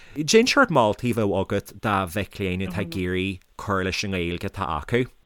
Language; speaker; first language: Irish; native; Irish